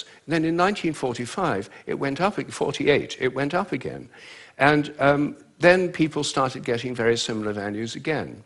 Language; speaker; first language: English; native; English